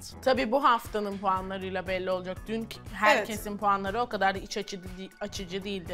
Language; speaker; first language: Turkish; native; Turkish